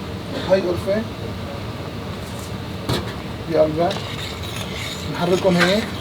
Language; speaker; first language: Arabic; native; Arabic